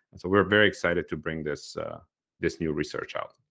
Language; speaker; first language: English; non-native, fluent; Bulgarian